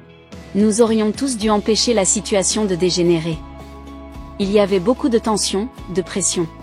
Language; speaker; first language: French; native; French